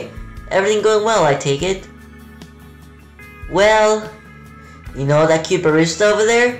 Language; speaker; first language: English; native; English